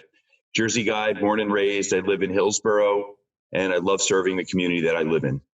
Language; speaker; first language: English; native; English